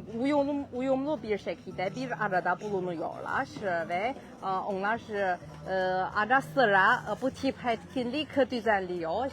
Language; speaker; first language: Turkish; non-native, learner; Chinese